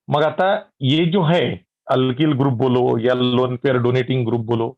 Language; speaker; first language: Hindi; non-native, local second language; Marathi